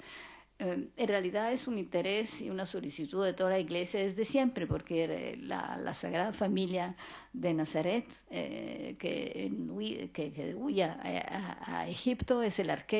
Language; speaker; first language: Spanish; non-native, fluent; Italian